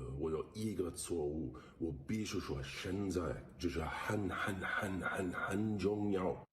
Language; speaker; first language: Chinese; non-native, learner; English